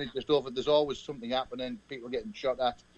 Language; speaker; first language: English; native; English